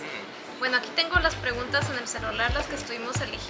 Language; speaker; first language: Spanish; native; Spanish